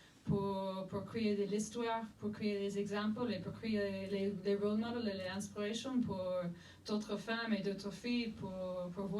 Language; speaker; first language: French; non-native, fluent; English